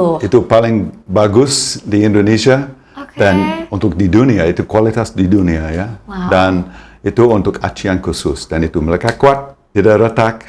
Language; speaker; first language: Indonesian; non-native, fluent; English